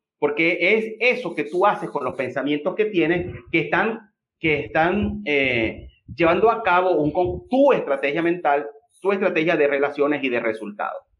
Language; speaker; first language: Spanish; native; Spanish